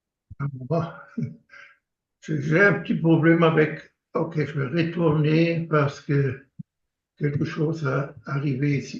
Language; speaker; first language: French; non-native, learner; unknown